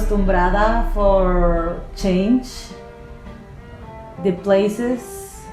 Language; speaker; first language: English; non-native, learner; Spanish